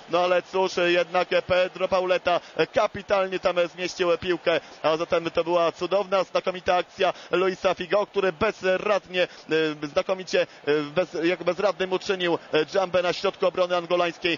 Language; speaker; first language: Polish; native; Polish